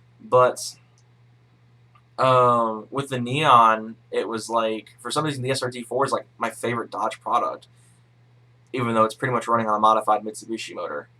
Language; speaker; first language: English; native; English